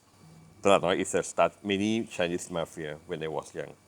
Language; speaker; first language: English; non-native, learner; Thai